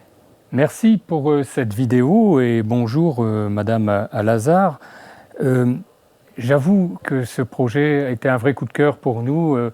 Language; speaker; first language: French; native; French